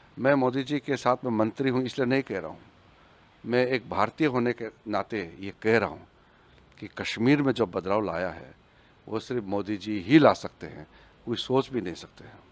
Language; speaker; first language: Hindi; non-native, local second language; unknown